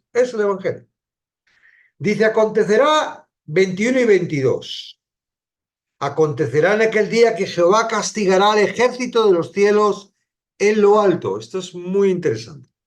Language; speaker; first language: Spanish; native; Spanish